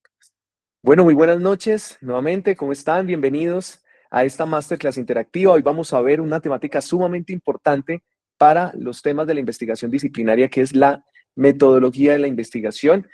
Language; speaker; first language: Spanish; native; Spanish